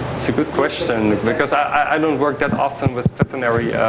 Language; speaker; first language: English; non-native, fluent; Dutch